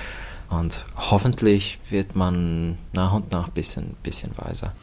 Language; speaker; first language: German; non-native, fluent; Finnish